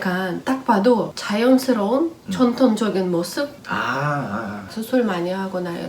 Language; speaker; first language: Korean; non-native, fluent; Russian